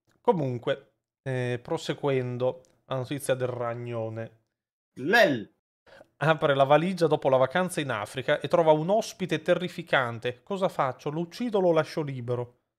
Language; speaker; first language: Italian; native; Italian